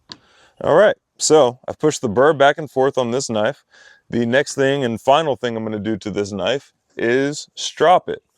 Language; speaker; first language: English; native; English